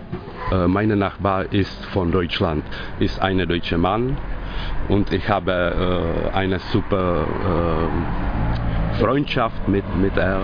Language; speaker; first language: German; non-native, learner; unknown